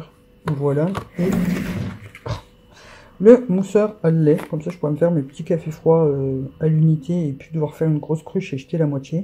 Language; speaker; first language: French; native; French